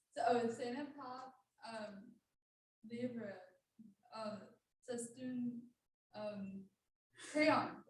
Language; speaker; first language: French; non-native, learner; English